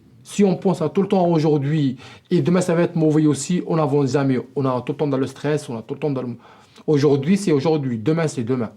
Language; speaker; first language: French; non-native, local second language; Arabic